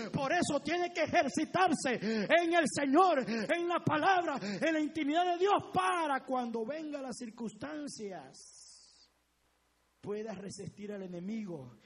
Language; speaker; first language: Spanish; native; Spanish